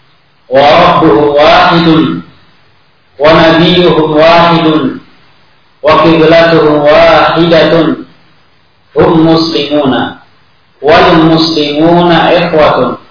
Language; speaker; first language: Arabic; non-native, fluent; Indonesian